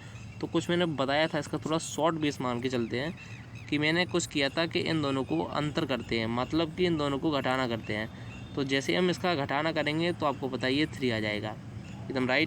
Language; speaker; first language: Hindi; native; Hindi